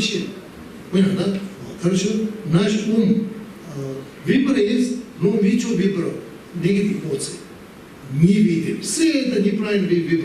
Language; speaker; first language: Russian; non-native, learner; Tibetan